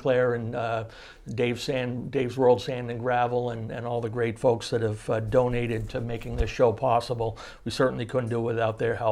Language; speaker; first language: English; native; English